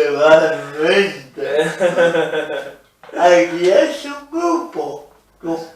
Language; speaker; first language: Spanish; non-native, local second language; Basque